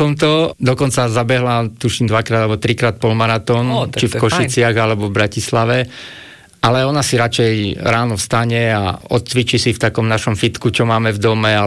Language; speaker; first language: Slovak; native; Slovak